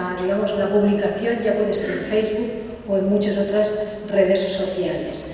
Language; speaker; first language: Spanish; native; Spanish